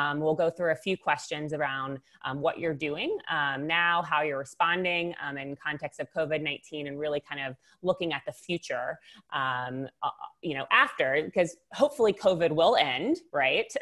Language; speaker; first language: English; native; English